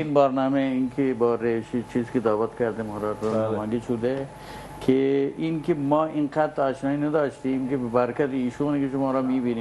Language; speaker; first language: Persian; non-native, fluent; Urdu